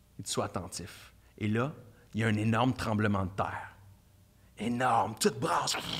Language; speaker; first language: French; native; French